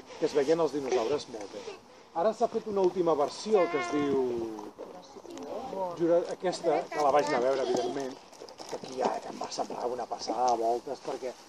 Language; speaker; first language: Catalan; native; Catalan